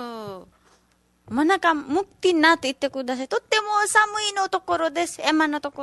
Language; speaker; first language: Japanese; non-native, learner; Nepali